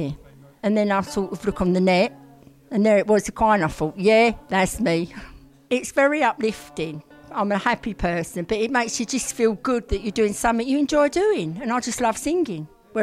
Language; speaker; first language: English; native; English